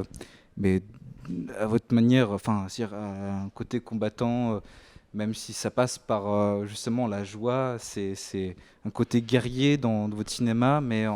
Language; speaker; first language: French; native; French